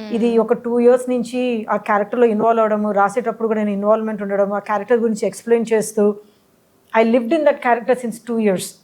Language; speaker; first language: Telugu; early bilingual, heritage; Telugu